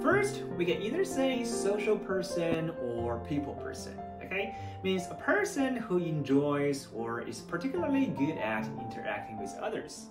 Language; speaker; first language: English; non-native, fluent; Chinese